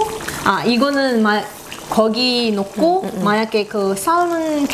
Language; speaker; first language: Korean; non-native, learner; Indonesian